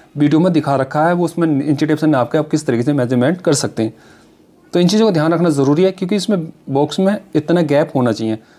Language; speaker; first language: Hindi; native; Hindi